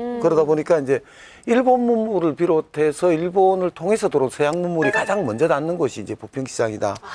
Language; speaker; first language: Korean; native; Korean